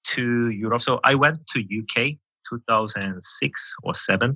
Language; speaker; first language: English; non-native, fluent; Korean